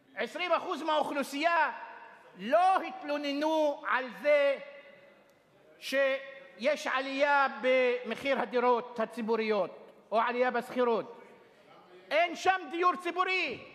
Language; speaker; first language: Hebrew; non-native, local second language; Arabic